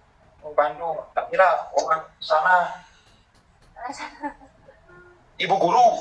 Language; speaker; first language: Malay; non-native, local second language; Javanese